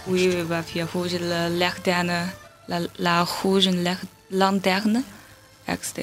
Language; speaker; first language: French; non-native, learner; Chinese